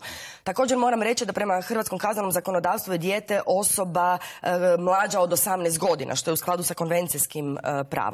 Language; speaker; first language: Croatian; native; Croatian